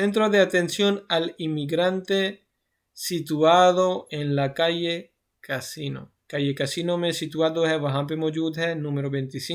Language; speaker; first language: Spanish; non-native, fluent; Urdu